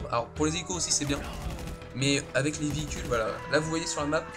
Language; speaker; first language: French; native; French